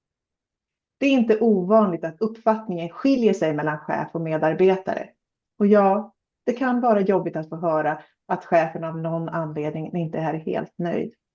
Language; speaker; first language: Swedish; native; Swedish